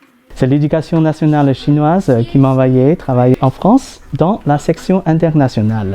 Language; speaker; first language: French; non-native, fluent; Chinese